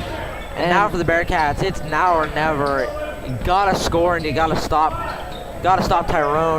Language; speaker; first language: English; native; English